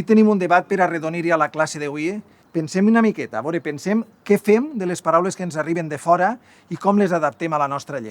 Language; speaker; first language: Catalan; native; Catalan